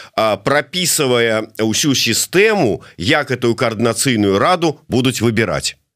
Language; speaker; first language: Belarusian; non-native, local second language; Russian